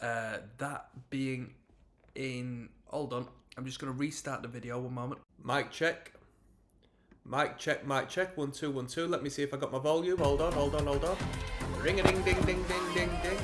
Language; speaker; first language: English; native; English